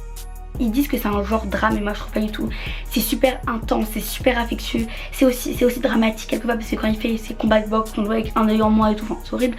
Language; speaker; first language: French; native; French